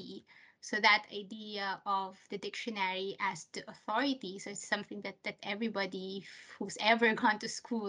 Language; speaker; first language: English; non-native, local second language; Filipino